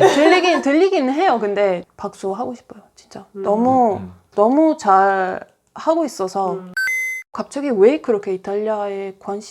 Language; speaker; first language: Korean; non-native, fluent; Italian